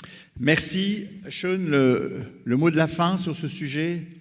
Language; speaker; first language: French; native; French